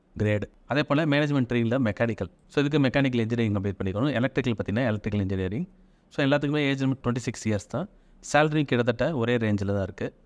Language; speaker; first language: Tamil; native; Tamil